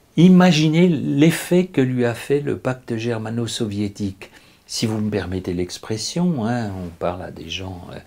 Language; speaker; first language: French; native; French